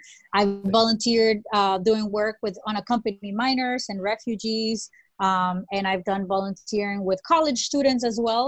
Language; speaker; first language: English; early bilingual, other home language; Spanish